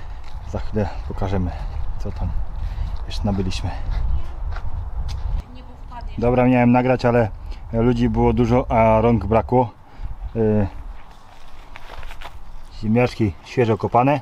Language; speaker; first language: Polish; native; Polish